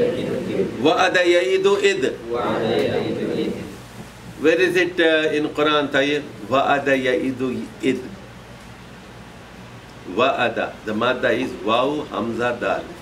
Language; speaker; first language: Arabic; non-native, fluent; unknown